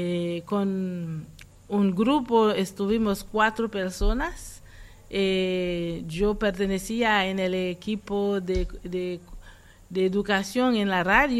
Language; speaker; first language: Spanish; non-native, fluent; Haitian Creole